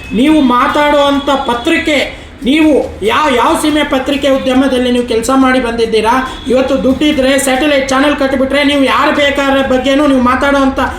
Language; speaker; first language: Kannada; non-native, local second language; Lambadi